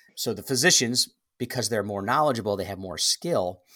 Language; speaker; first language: English; native; English